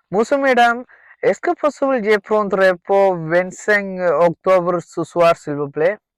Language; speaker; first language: French; non-native, learner; Tamil